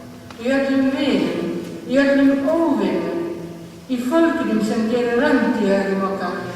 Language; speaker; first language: Icelandic; non-native, learner; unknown